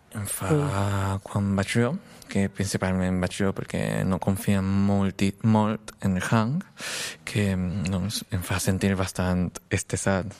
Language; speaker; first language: Catalan; early bilingual, other home language; Chinese